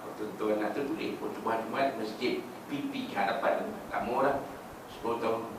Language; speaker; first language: Malay; native; Malay